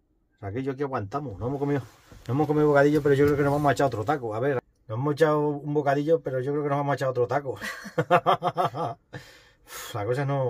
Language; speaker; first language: Spanish; native; Spanish